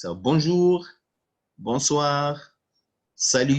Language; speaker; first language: French; non-native, local second language; Arabic